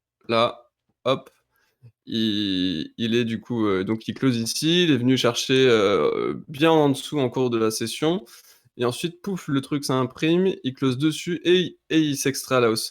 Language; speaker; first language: French; native; French